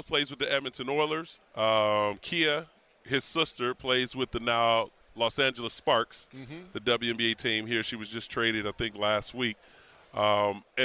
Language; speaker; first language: English; native; English